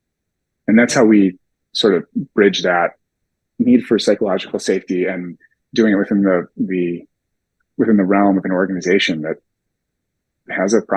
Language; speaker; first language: English; native; English